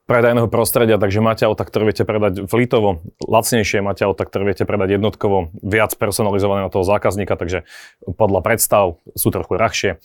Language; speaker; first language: Slovak; native; Slovak